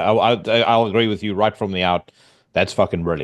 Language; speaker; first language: English; native; English